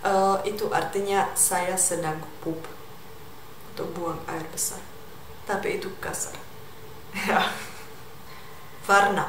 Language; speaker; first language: Indonesian; non-native, fluent; Czech